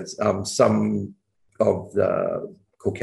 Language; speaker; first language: English; native; English